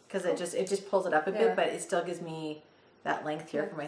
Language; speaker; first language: English; native; English